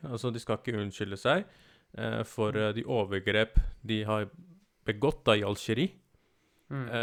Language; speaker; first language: Norwegian; early bilingual, other home language; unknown